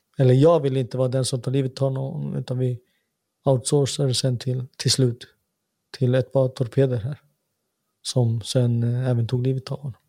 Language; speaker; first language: Swedish; native; Swedish